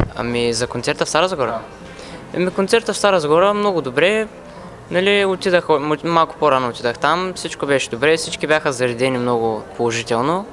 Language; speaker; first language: Bulgarian; native; Bulgarian